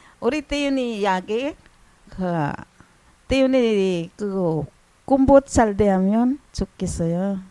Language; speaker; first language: Korean; non-native, learner; Filipino